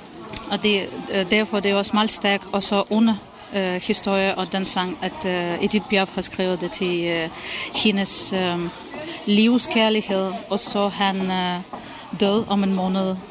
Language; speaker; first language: Danish; non-native, fluent; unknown